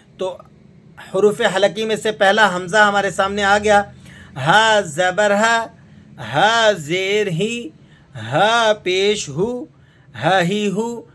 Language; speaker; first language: Urdu; native; Urdu